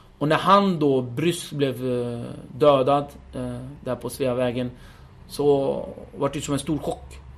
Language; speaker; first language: Swedish; early bilingual, other home language; Kurdish